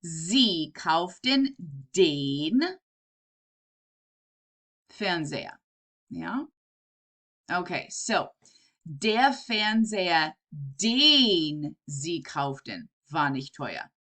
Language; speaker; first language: German; non-native, fluent; English